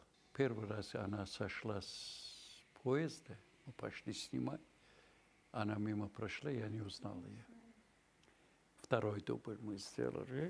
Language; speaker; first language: Russian; non-native, local second language; Azerbaijani